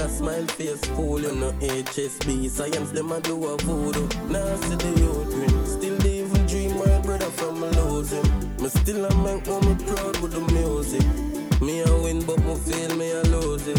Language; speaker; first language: English; native; English